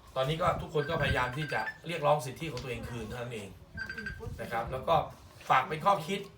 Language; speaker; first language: Thai; native; Thai